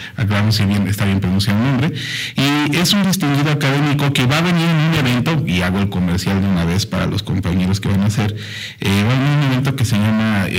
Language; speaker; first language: Spanish; native; Spanish